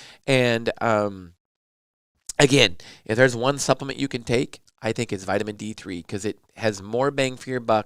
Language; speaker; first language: English; native; English